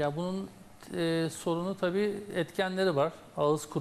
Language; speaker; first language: Turkish; native; Turkish